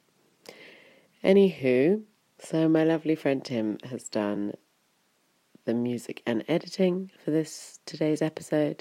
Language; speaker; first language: English; native; English